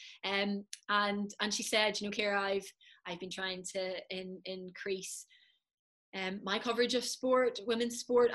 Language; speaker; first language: English; native; English